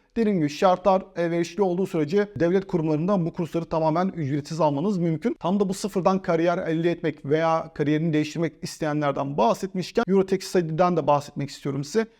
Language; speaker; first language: Turkish; native; Turkish